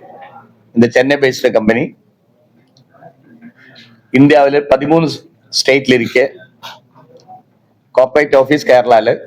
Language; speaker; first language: Tamil; non-native, local second language; Malayalam